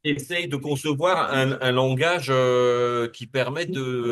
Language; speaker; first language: French; native; French